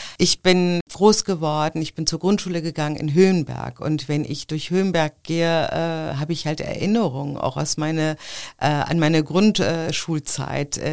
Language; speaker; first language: German; early bilingual, other home language; Turkish